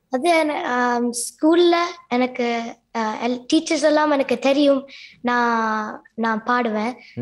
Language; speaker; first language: Tamil; early bilingual, heritage; Tamil